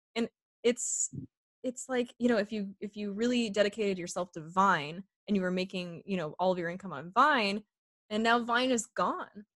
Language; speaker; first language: English; native; English